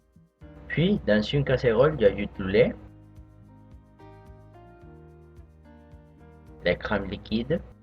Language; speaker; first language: French; non-native, fluent; Spanish